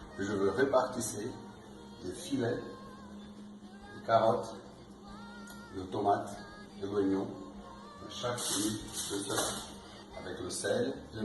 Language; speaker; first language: French; non-native, learner; Portuguese